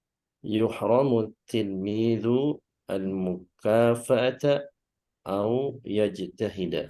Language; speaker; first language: Arabic; non-native, learner; Indonesian